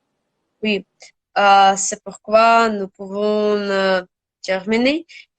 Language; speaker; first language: French; non-native, learner; Russian